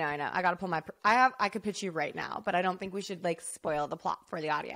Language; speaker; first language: English; native; English